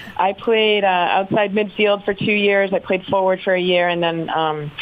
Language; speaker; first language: English; native; English